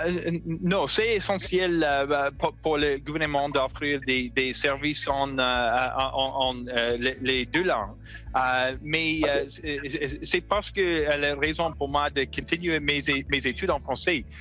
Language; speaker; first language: French; non-native, local second language; English